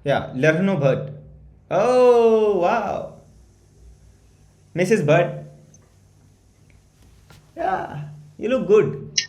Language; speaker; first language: English; non-native, learner; Hindi